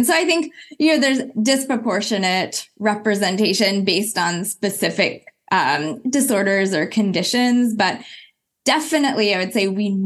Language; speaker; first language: English; native; English